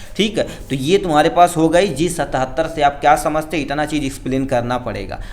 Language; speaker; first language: Hindi; native; Hindi